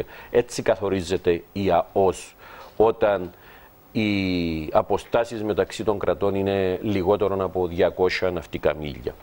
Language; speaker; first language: Greek; native; Greek